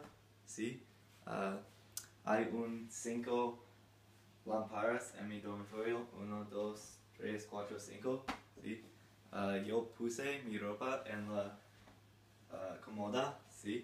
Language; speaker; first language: Spanish; non-native, learner; English